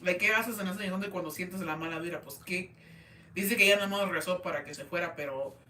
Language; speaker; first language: Spanish; early bilingual, heritage; Spanish